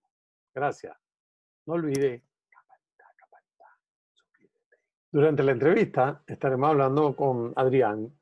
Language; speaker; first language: Spanish; native; Spanish